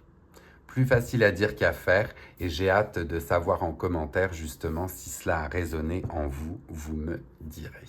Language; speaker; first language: French; native; French